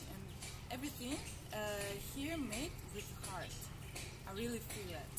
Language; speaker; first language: English; non-native, learner; Russian